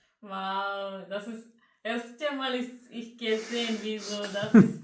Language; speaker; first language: German; non-native, learner; Malayalam